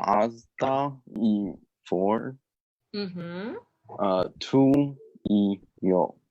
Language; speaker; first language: Spanish; non-native, learner; English